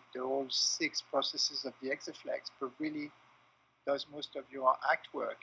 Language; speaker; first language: English; non-native, fluent; French